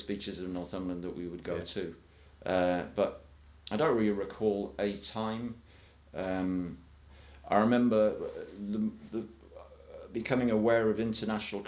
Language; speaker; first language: English; native; English